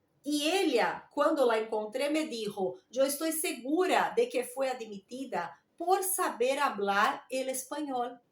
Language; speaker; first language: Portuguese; non-native, learner; Spanish